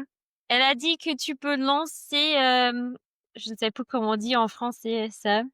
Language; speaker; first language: French; non-native, learner; English